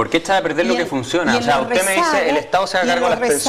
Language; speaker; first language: Spanish; native; Spanish